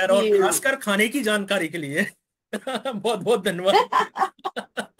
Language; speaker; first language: Hindi; native; Hindi